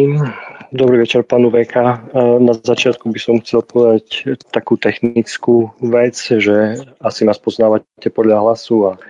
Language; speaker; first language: Slovak; native; Slovak